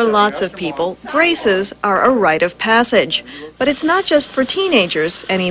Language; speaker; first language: English; native; English